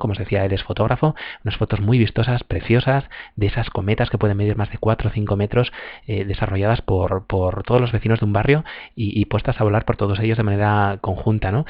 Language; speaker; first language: Spanish; native; Spanish